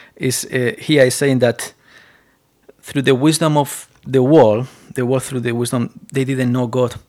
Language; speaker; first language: English; non-native, fluent; Spanish